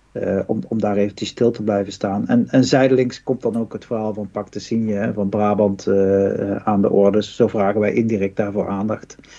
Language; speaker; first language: Dutch; native; Dutch